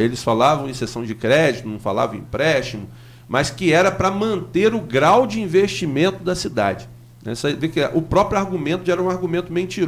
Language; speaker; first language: Portuguese; native; Portuguese